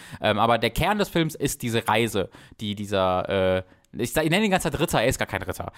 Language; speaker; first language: German; native; German